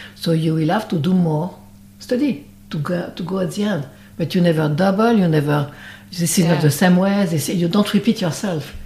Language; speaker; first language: English; non-native, fluent; French